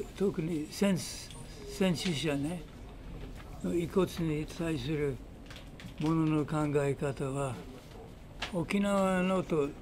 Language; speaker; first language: Japanese; non-native, fluent; English